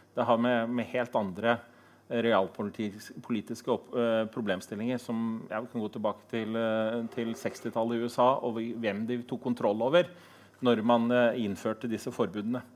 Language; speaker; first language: Norwegian; native; Norwegian